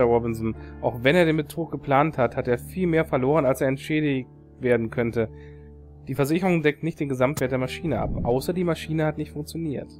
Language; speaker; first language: German; native; German